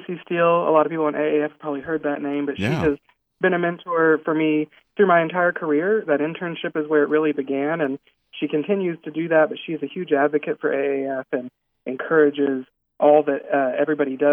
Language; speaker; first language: English; native; English